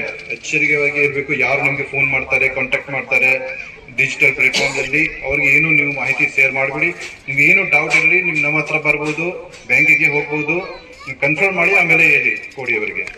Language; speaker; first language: Kannada; non-native, fluent; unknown